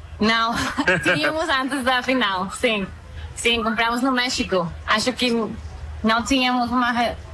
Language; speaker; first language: Portuguese; non-native, fluent; Spanish